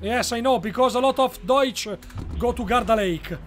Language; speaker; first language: English; non-native, learner; Italian